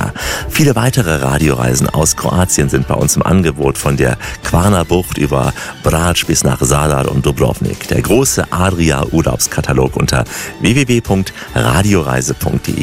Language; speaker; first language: German; native; German